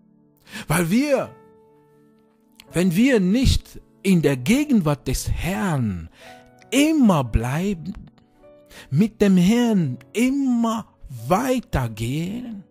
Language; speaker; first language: German; non-native, fluent; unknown